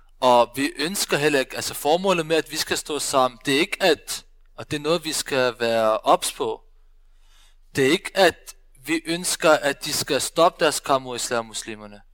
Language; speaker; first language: Danish; early bilingual, other home language; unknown